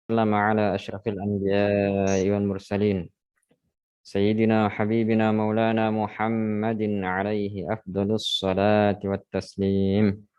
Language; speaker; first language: Arabic; non-native, fluent; Indonesian